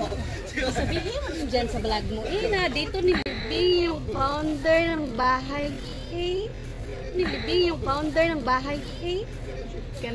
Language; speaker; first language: Filipino; non-native, local second language; Cebuano